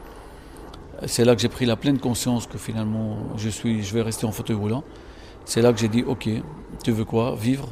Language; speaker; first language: French; non-native, local second language; Arabic